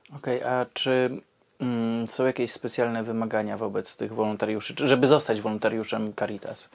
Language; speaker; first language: Polish; native; Polish